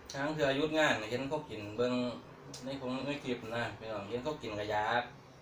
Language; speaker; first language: Thai; native; Thai